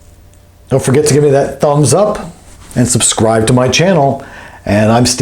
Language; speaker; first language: English; native; English